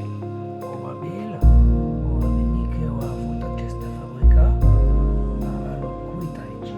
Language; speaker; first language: Romanian; non-native, learner; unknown